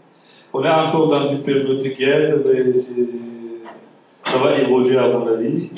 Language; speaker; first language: French; non-native, fluent; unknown